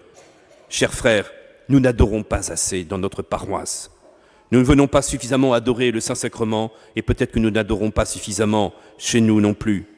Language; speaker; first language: French; native; French